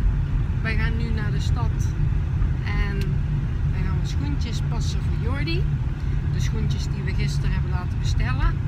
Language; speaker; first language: Dutch; native; Dutch